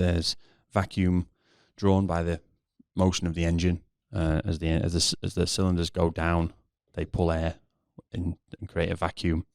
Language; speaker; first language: English; native; English